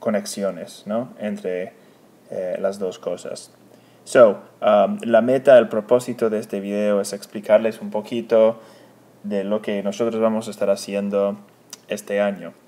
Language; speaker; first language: Spanish; non-native, fluent; English